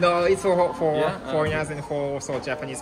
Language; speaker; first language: English; non-native, learner; Japanese